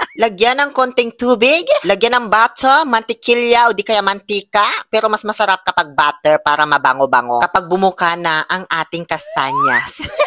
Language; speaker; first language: Filipino; non-native, local second language; Pangasinan